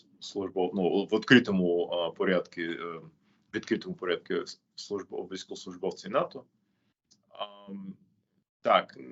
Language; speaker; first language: Ukrainian; non-native, fluent; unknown